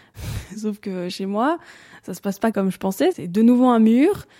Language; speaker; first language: French; native; French